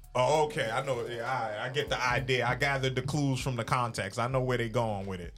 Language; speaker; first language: English; early bilingual, other home language; Spanish